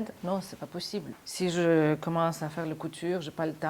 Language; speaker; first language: French; non-native, fluent; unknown